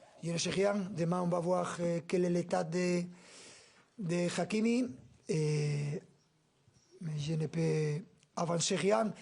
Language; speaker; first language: French; non-native, fluent; Spanish